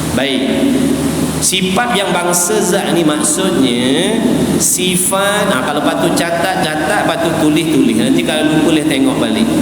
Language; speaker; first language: Malay; native; Malay